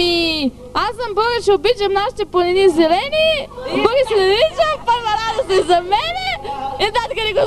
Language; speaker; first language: Bulgarian; non-native, learner; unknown